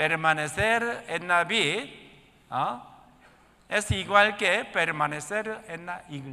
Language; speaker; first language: Spanish; non-native, learner; Korean